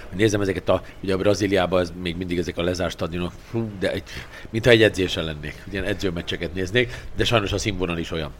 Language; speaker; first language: Hungarian; native; Hungarian